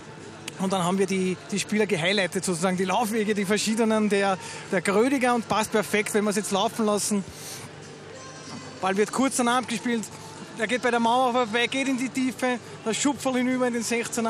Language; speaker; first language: German; native; German